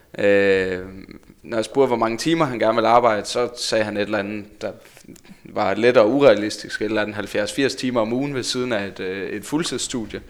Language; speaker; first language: Danish; native; Danish